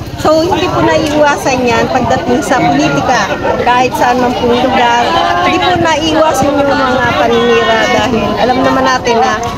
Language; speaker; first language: Filipino; native; Filipino